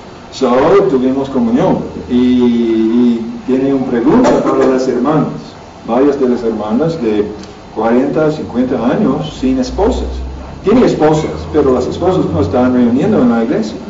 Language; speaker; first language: Spanish; non-native, learner; English